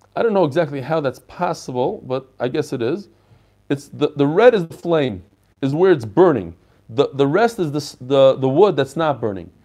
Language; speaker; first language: English; non-native, fluent; Hebrew